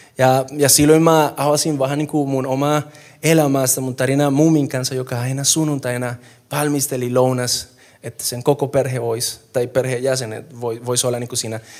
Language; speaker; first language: Finnish; non-native, fluent; Spanish